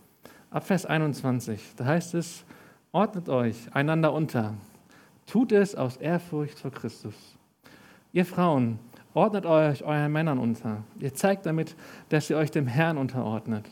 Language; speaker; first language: German; native; German